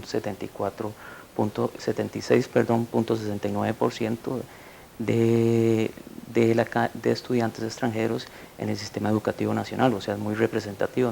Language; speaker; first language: Spanish; native; Spanish